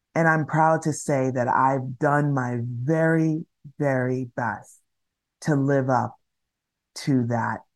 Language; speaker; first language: English; native; English